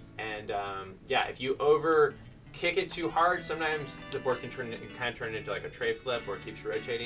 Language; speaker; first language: English; native; English